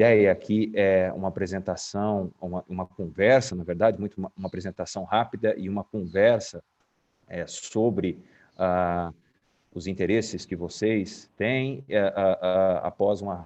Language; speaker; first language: Portuguese; native; Portuguese